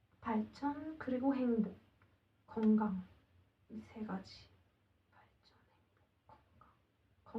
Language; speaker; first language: Korean; non-native, learner; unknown